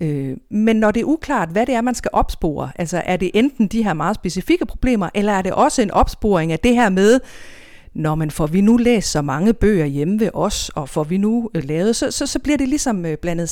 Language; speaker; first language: Danish; native; Danish